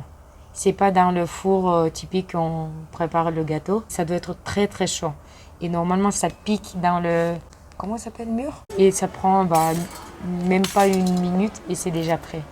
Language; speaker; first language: French; non-native, learner; Kyrgyz